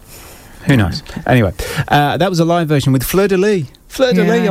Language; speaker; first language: English; native; English